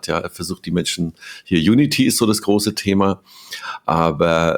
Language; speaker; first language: German; native; German